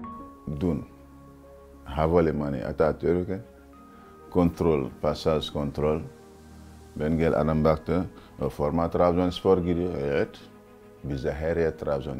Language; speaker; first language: Turkish; non-native, learner; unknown